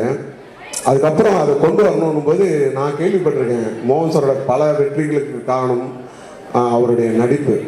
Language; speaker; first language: Tamil; native; Tamil